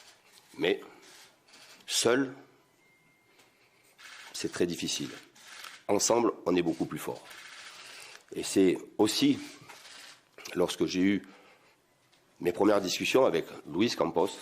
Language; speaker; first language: French; native; French